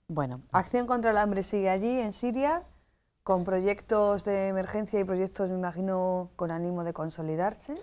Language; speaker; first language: Spanish; native; Spanish